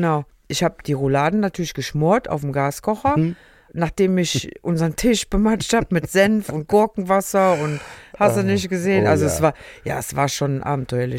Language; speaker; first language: German; native; German